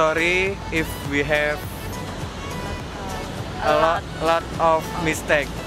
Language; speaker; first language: English; non-native, learner; Indonesian